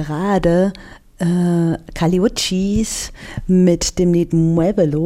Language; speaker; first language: German; native; German